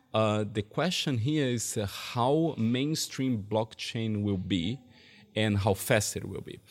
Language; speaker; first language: English; non-native, fluent; Portuguese